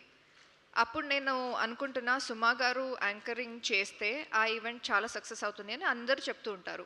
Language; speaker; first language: Telugu; non-native, local second language; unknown